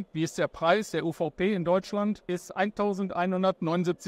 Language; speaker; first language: German; native; German